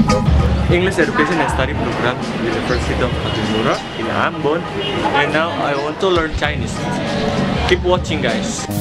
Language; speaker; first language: English; non-native, learner; Indonesian